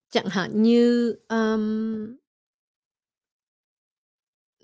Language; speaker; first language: Vietnamese; early bilingual, heritage; Vietnamese